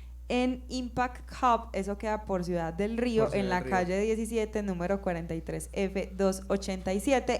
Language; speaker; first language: Spanish; native; Spanish